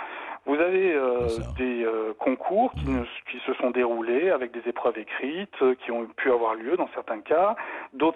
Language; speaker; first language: French; native; French